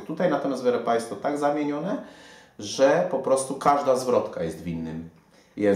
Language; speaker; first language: Polish; native; Polish